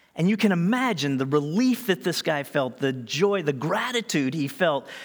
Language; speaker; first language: English; native; English